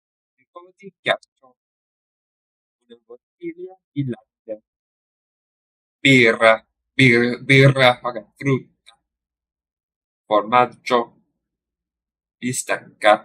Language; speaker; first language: Italian; non-native, learner; English